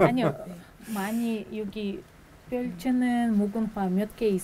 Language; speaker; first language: Korean; non-native, learner; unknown